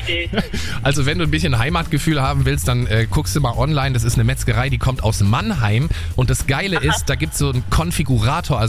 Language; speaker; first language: German; native; German